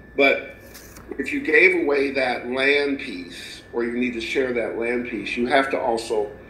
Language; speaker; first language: English; native; English